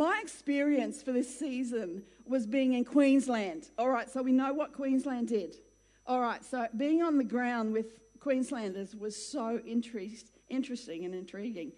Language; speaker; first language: English; native; English